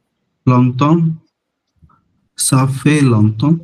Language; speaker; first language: French; non-native, learner; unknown